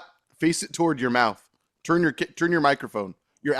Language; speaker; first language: English; native; English